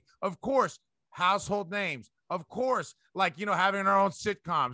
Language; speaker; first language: English; early bilingual, other home language; Spanish